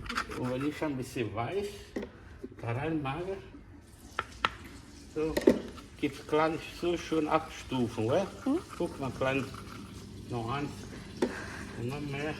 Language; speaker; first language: German; non-native, learner; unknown